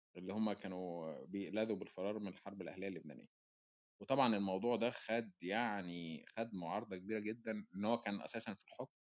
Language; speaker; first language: Arabic; native; Arabic